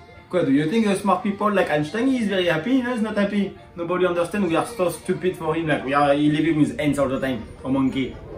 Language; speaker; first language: English; non-native, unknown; French